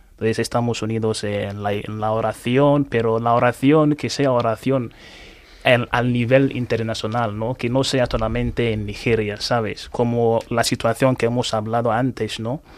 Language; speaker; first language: Spanish; non-native, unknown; Igbo